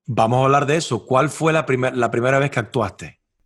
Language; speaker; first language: Spanish; early bilingual, heritage; Spanish